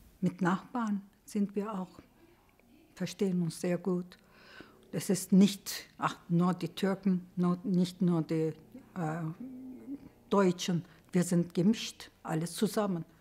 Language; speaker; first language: German; non-native, fluent; Romanian